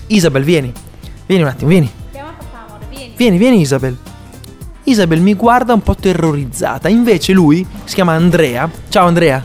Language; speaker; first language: Italian; native; Italian